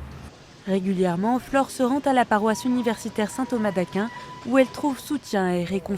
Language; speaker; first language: French; native; French